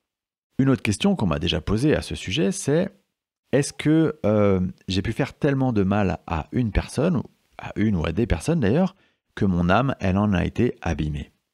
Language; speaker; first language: French; native; French